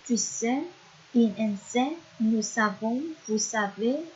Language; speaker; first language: French; non-native, fluent; Vietnamese